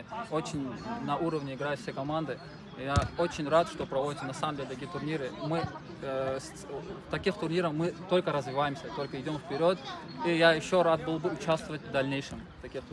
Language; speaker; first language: Russian; non-native, local second language; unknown